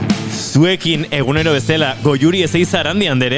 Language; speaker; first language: Basque; native; Basque